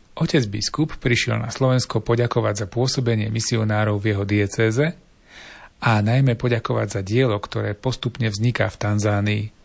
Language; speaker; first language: Slovak; native; Slovak